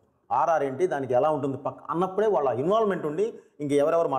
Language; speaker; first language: Telugu; native; Telugu